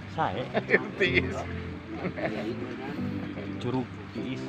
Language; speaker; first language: Indonesian; non-native, local second language; Sundanese